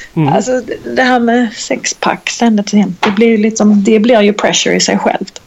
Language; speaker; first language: Swedish; native; Swedish